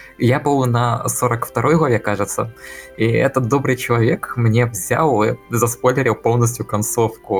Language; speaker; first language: Russian; native; Russian